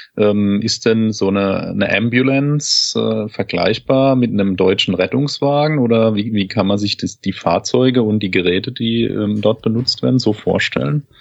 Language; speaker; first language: German; native; German